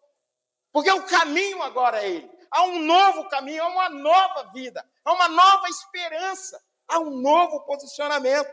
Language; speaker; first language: Portuguese; native; Portuguese